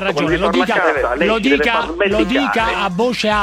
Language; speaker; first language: Italian; native; Italian